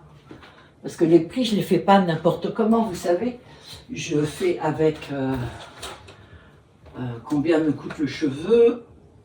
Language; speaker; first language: French; native; French